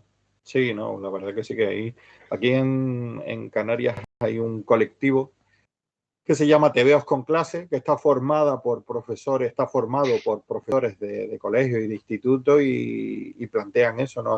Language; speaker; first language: Spanish; native; Spanish